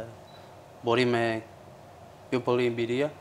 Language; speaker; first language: Greek; non-native, fluent; Portuguese